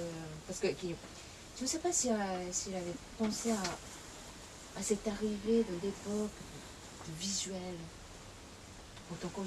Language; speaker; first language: French; non-native, fluent; Japanese